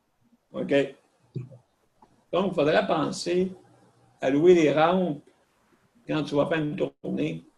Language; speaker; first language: French; native; French